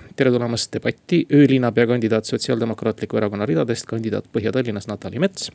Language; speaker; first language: Estonian; native; Estonian